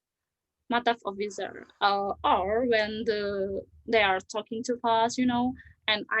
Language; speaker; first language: English; non-native, learner; Indonesian